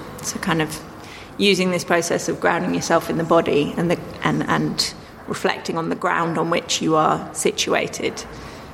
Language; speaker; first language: English; native; English